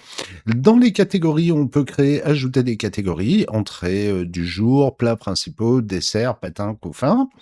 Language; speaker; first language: French; native; French